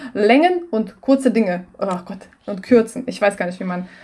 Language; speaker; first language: German; non-native, fluent; Russian